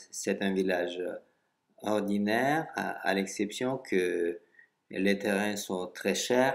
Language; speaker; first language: French; non-native, fluent; Russian